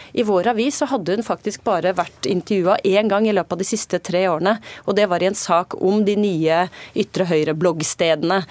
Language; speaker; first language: Norwegian; native; Norwegian